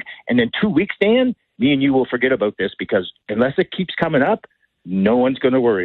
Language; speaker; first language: English; native; English